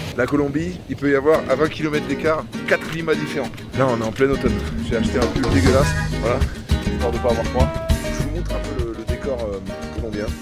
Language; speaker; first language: French; native; French